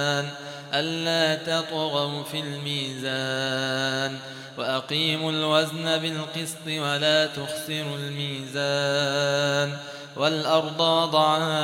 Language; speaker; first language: Arabic; native; Arabic